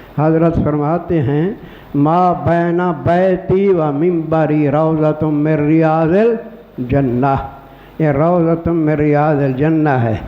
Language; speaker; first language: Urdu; non-native, local second language; Saraiki